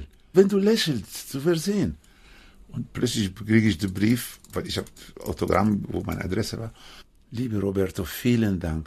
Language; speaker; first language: German; non-native, fluent; Spanish